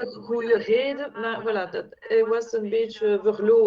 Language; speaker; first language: Dutch; non-native, fluent; French